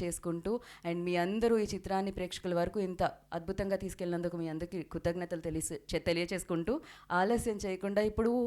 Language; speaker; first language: Telugu; native; Telugu